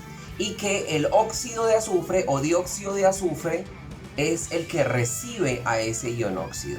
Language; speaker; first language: Spanish; native; Spanish